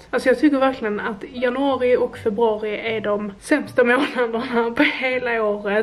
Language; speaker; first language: Swedish; native; Swedish